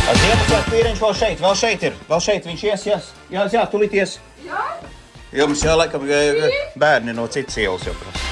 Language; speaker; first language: Latvian; native; Latvian